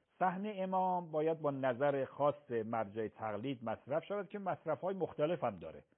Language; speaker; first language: Persian; native; Persian